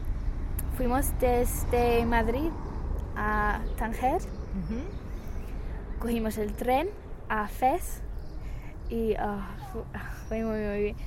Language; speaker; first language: Spanish; non-native, fluent; English